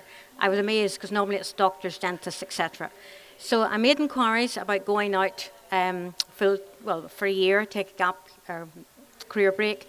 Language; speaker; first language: English; native; English